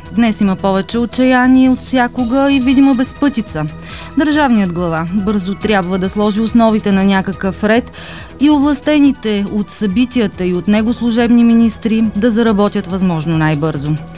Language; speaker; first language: Bulgarian; native; Bulgarian